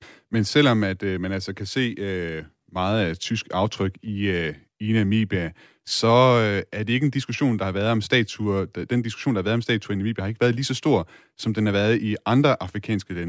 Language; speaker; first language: Danish; native; Danish